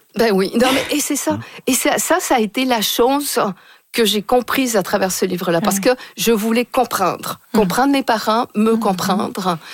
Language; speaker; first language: French; native; French